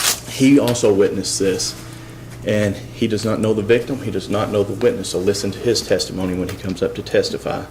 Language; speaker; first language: English; native; English